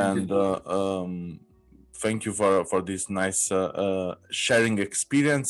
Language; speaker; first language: English; non-native, fluent; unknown